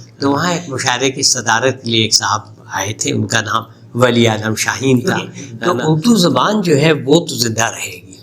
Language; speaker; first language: Urdu; native; Urdu